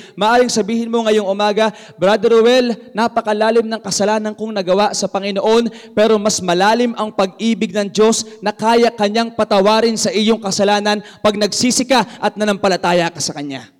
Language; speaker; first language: Filipino; native; Filipino